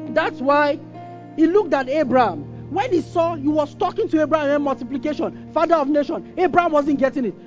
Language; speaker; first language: English; non-native, local second language; Yoruba